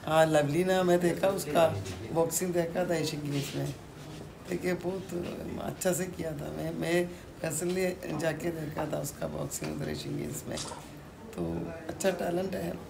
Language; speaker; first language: Hindi; non-native, local second language; Malayalam